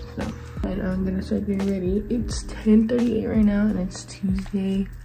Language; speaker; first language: English; native; English